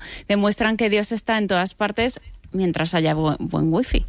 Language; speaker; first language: Spanish; native; Spanish